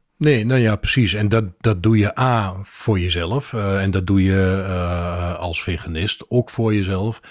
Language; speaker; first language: Dutch; native; Dutch